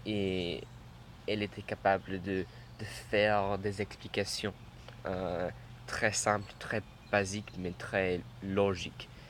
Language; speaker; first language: French; non-native, learner; English